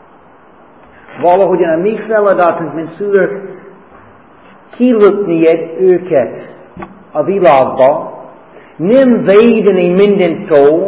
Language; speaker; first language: Hungarian; non-native, fluent; English